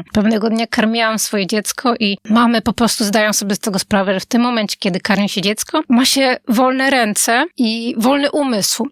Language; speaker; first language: Polish; native; Polish